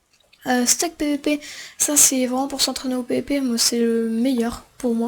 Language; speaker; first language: French; native; French